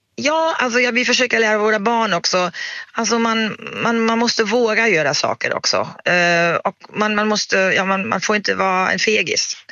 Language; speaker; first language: Swedish; non-native, fluent; German